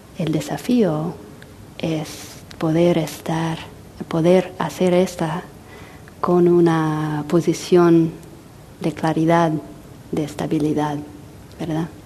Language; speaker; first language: Spanish; non-native, fluent; English